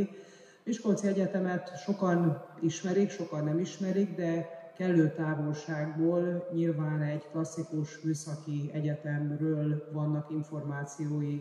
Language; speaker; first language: Hungarian; native; Hungarian